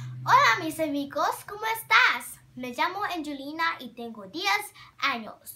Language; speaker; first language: Spanish; non-native, learner; Vietnamese